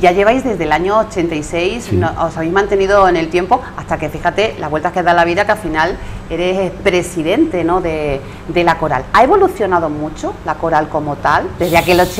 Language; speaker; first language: Spanish; native; Spanish